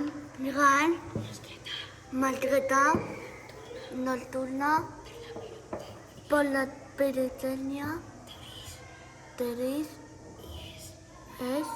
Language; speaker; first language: Catalan; non-native, local second language; Spanish